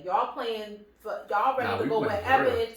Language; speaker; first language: English; native; English